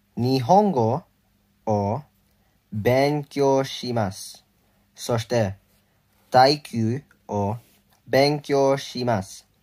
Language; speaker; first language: Japanese; non-native, learner; English